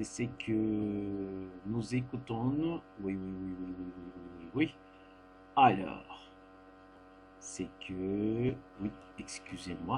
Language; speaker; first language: French; non-native, fluent; Turkish